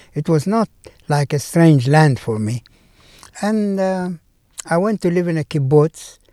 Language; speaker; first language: English; non-native, fluent; Arabic